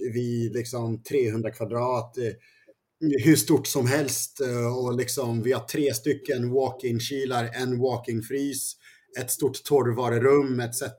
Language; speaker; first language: Swedish; early bilingual, other home language; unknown